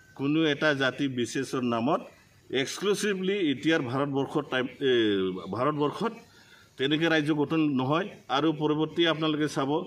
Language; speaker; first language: Assamese; non-native, local second language; Bodo